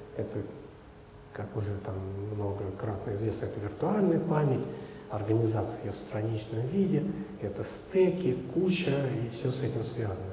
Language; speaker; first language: Russian; native; Russian